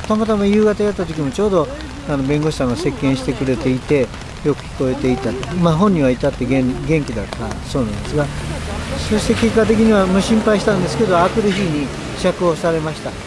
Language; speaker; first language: Japanese; native; Japanese